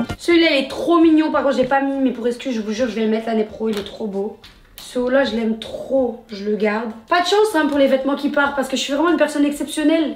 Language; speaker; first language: French; native; French